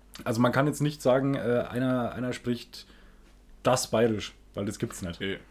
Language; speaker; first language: German; native; German